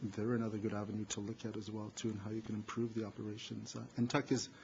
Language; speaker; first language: English; native; English